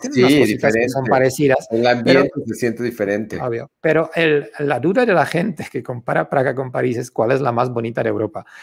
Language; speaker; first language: Spanish; non-native, fluent; Czech